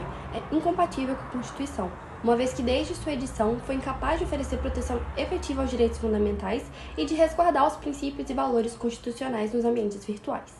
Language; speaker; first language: Portuguese; native; Portuguese